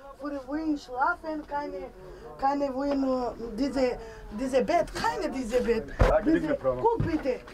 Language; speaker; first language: German; non-native, learner; Romany